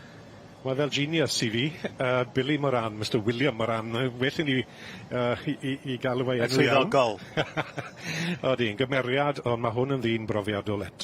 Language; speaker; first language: Welsh; native; Welsh